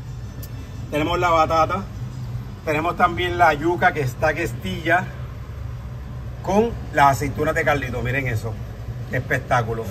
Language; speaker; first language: Spanish; native; Spanish